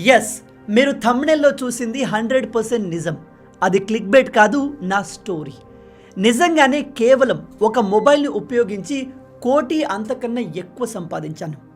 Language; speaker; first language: Telugu; non-native, local second language; Lambadi